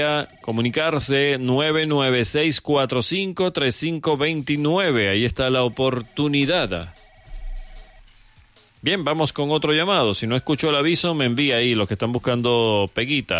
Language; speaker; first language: Spanish; native; Spanish